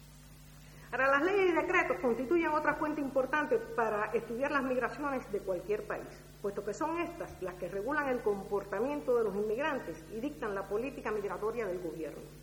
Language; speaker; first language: Spanish; native; Spanish